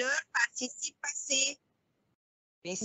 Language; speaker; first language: French; non-native, fluent; Arabic